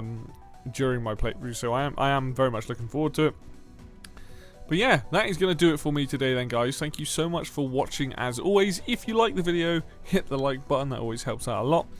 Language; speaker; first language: English; native; English